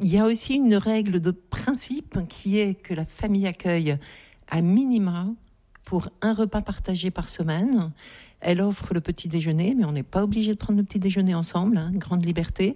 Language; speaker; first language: French; native; French